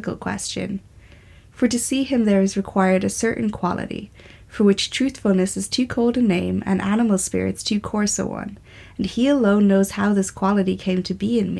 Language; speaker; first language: English; native; English